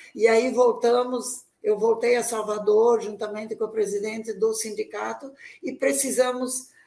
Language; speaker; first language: Portuguese; native; Portuguese